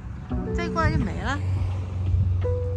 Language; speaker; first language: Chinese; native; Chinese